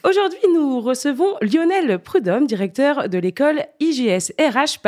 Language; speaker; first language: French; native; French